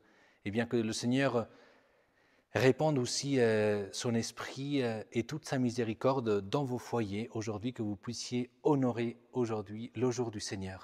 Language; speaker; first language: French; non-native, fluent; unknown